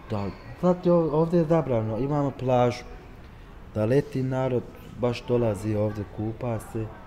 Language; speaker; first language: Croatian; early bilingual, heritage; Turkish